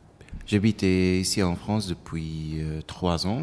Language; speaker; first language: French; non-native, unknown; Arabic